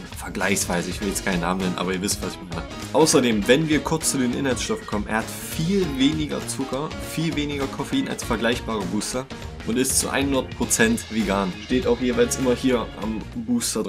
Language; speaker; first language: German; native; German